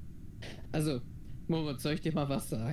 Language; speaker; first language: German; native; German